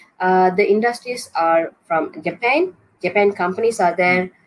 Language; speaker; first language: English; non-native, local second language; Tamil